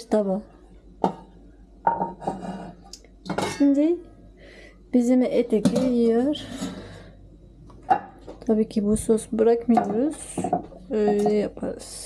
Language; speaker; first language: Turkish; non-native, learner; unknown